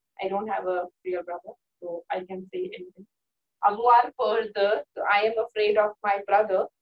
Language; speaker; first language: English; non-native, local second language; Hindi